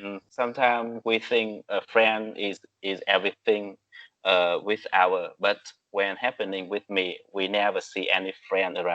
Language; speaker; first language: English; non-native, learner; Vietnamese